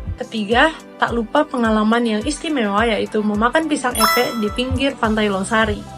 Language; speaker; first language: Indonesian; native; Indonesian